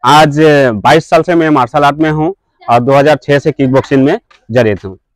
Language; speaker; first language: Hindi; native; Hindi